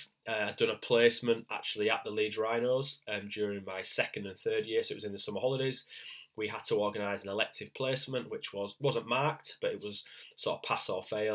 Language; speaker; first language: English; native; English